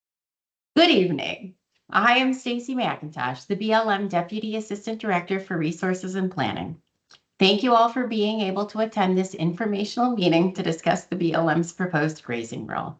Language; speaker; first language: English; native; English